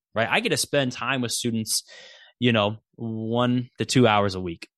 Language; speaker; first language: English; native; English